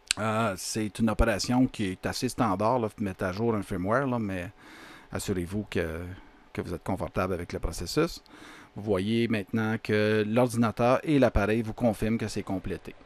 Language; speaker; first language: French; native; French